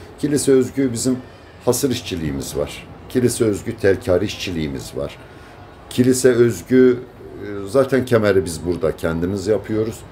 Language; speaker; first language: Turkish; native; Turkish